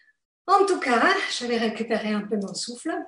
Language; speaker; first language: French; non-native, fluent; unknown